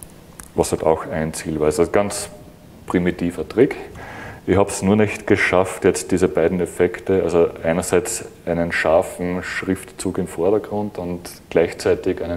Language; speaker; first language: German; native; German